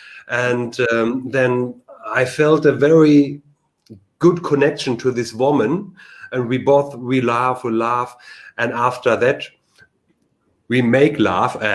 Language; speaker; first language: English; non-native, learner; German